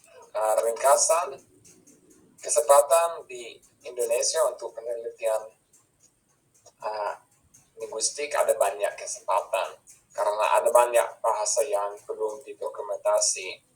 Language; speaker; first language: Indonesian; non-native, fluent; English